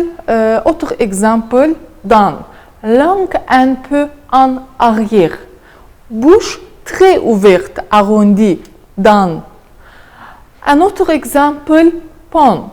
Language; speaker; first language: French; non-native, fluent; Azerbaijani